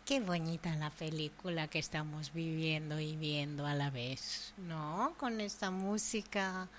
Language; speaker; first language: Spanish; non-native, fluent; Japanese